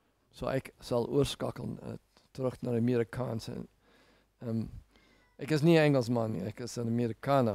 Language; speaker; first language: Dutch; non-native, learner; English